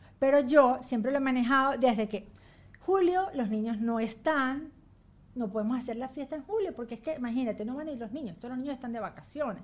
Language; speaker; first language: Spanish; native; Spanish